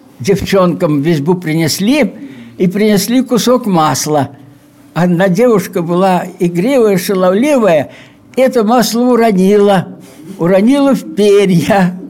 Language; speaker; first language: Russian; native; Russian